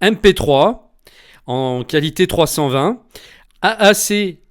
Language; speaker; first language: French; native; French